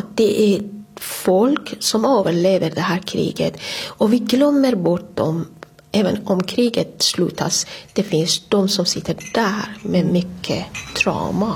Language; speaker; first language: Swedish; non-native, fluent; Persian